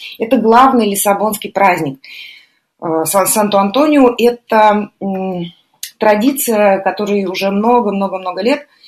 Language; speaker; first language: Russian; native; Russian